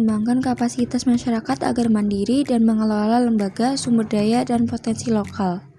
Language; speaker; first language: Indonesian; native; Indonesian